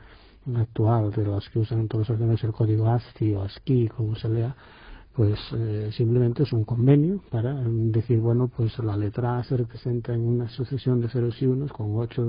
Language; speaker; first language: Spanish; native; Spanish